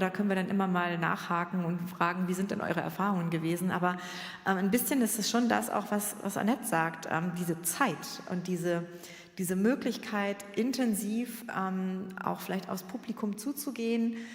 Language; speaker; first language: German; native; German